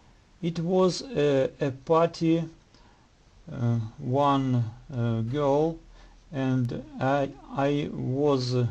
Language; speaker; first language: English; non-native, learner; Russian